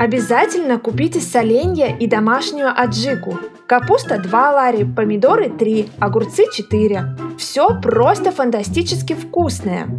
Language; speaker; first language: Russian; native; Russian